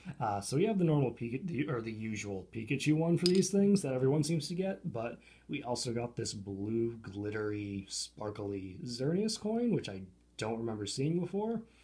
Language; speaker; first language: English; native; English